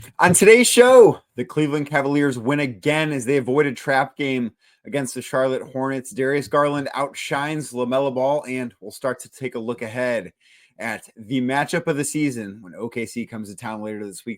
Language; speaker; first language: English; native; English